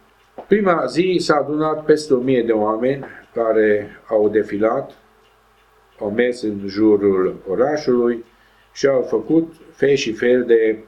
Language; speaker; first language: Romanian; non-native, local second language; Hungarian